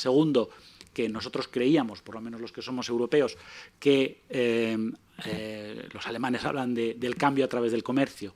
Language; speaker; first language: Spanish; native; Spanish